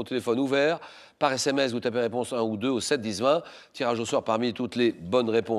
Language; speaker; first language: French; native; French